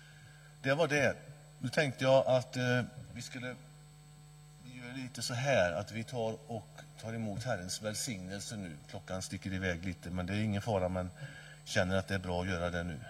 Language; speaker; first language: Swedish; native; Swedish